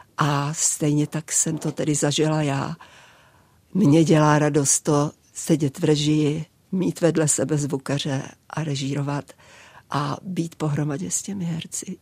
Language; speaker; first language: Czech; native; Czech